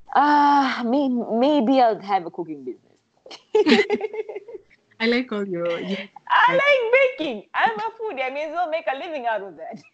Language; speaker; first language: English; non-native, local second language; Swahili